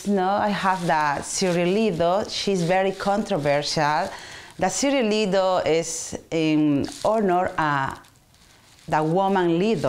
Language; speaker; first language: English; non-native, learner; Spanish